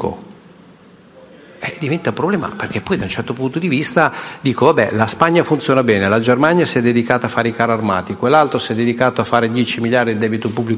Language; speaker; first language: Italian; native; Italian